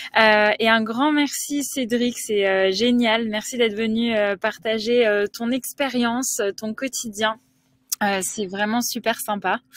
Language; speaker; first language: French; native; French